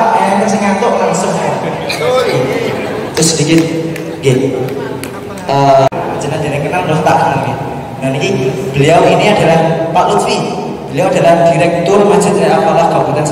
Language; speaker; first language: Indonesian; non-native, local second language; Javanese